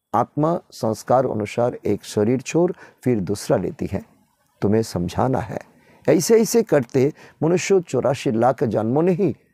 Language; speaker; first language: Hindi; non-native, local second language; Bangla